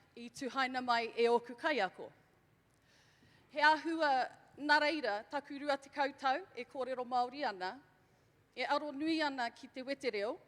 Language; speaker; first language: Māori; non-native, local second language; English